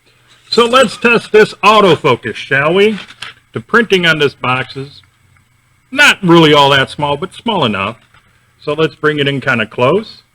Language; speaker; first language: English; native; English